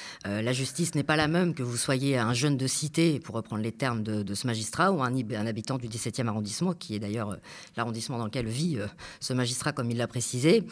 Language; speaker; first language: French; native; French